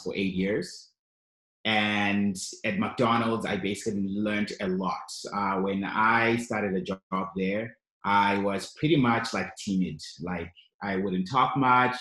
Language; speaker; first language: English; non-native, local second language; Shona